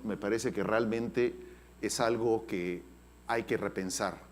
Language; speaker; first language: Spanish; native; Spanish